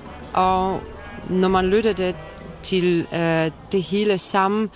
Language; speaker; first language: Danish; non-native, fluent; Polish